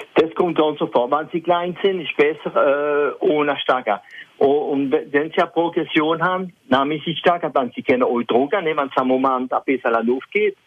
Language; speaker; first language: German; non-native, local second language; French